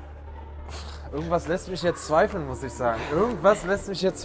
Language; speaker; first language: German; native; German